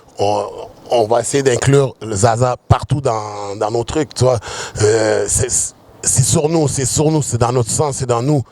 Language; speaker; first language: French; early bilingual, other home language; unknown